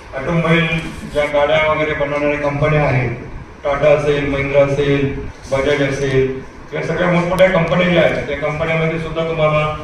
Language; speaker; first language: Marathi; native; Marathi